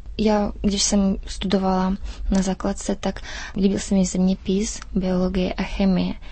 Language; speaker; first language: Czech; early bilingual, heritage; Czech